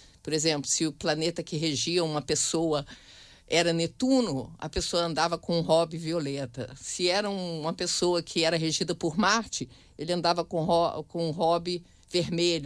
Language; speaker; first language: Portuguese; native; Portuguese